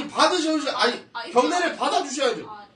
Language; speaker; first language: Korean; native; Korean